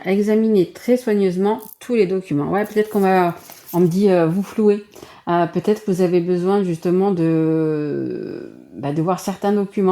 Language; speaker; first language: French; native; French